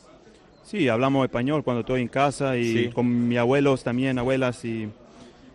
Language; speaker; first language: Spanish; early bilingual, heritage; Spanish